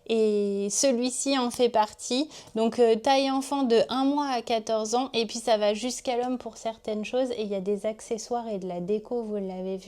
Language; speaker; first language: French; native; French